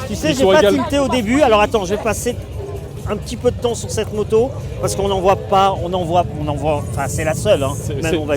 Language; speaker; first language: French; native; French